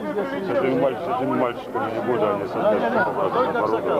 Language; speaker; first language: Russian; native; Russian